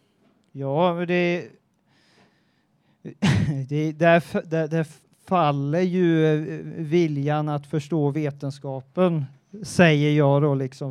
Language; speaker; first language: Swedish; native; Swedish